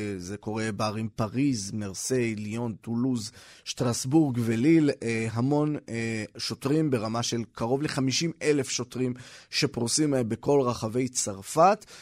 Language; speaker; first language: Hebrew; native; Hebrew